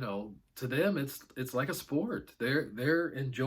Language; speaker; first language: English; native; English